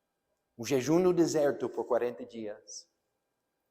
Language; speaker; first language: Portuguese; non-native, fluent; English